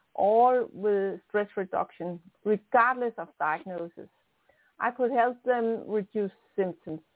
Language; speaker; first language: English; non-native, fluent; Danish